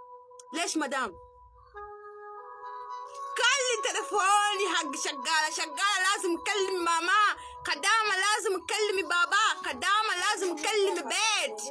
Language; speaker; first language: Arabic; non-native, learner; Amharic